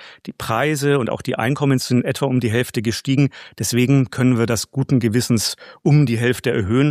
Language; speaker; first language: German; native; German